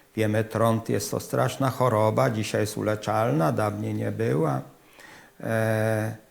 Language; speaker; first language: Polish; native; Polish